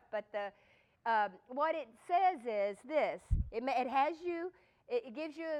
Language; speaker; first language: English; native; English